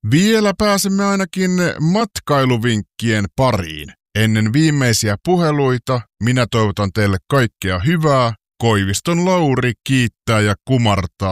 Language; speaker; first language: Finnish; native; Finnish